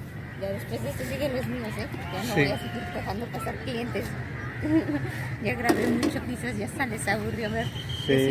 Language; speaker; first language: Spanish; native; Spanish